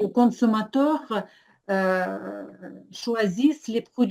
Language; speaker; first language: French; non-native, fluent; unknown